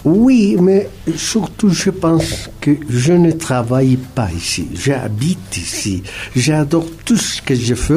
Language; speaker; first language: French; non-native, fluent; Spanish